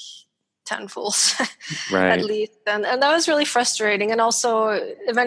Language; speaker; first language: English; native; English